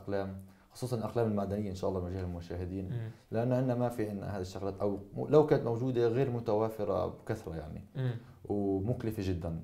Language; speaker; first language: Arabic; native; Arabic